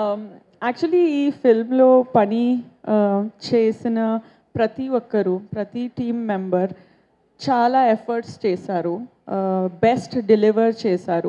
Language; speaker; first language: Telugu; non-native, learner; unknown